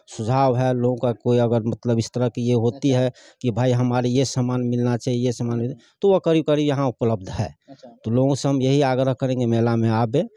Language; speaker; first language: Hindi; native; Hindi